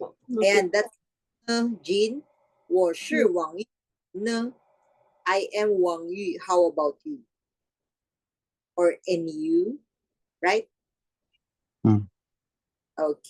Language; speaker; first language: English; non-native, fluent; Filipino